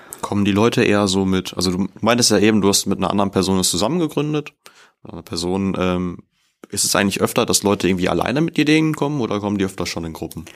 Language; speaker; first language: German; native; German